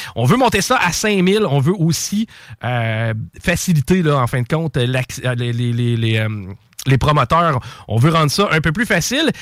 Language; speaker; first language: French; native; French